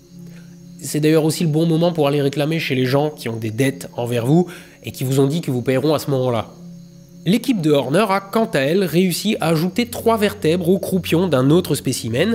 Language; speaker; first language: French; native; French